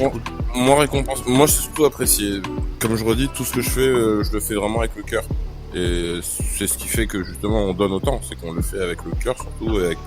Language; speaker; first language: French; native; French